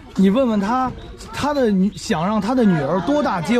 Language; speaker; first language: Chinese; native; Chinese